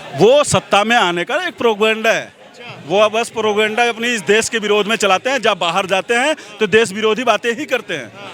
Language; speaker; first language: Hindi; native; Hindi